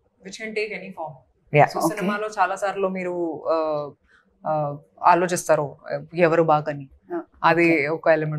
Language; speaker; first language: Telugu; non-native, local second language; Hindi